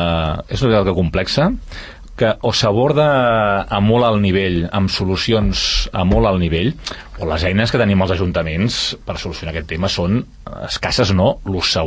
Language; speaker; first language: Catalan; native; Catalan